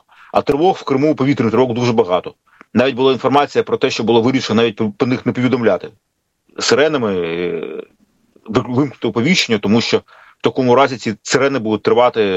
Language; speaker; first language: Ukrainian; native; Ukrainian